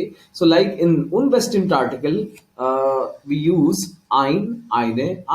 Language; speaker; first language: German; non-native, learner; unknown